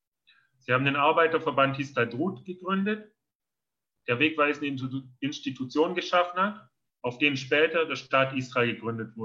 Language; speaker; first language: German; native; German